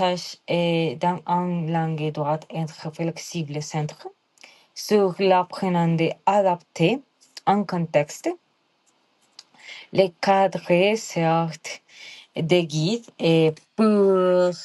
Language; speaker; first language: French; non-native, learner; Spanish